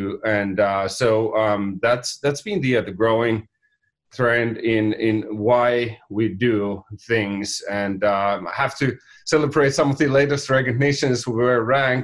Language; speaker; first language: English; non-native, fluent; Finnish